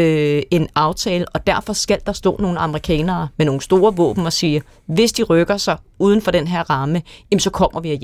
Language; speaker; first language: Danish; native; Danish